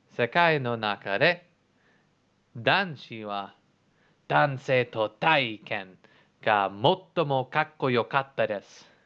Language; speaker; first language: Japanese; non-native, learner; English